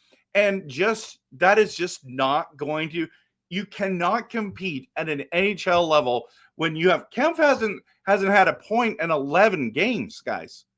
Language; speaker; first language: English; native; English